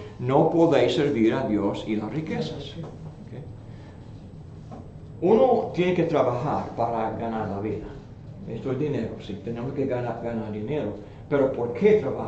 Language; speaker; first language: Spanish; non-native, fluent; English